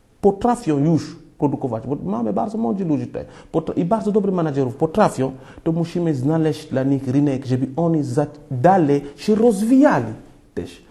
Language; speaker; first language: Polish; non-native, fluent; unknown